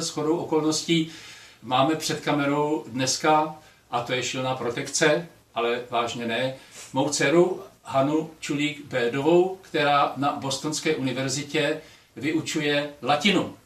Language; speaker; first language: Czech; native; Czech